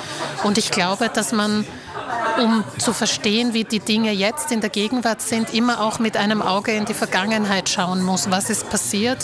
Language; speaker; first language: German; early bilingual, other home language; Slovak